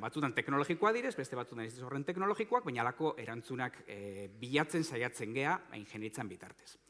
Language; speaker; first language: Basque; native; Basque